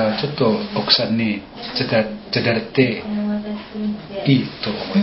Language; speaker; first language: Japanese; non-native, learner; Indonesian